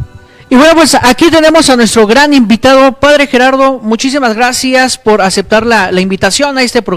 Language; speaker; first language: Spanish; native; Spanish